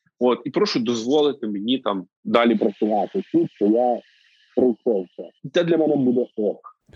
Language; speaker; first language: Ukrainian; native; Ukrainian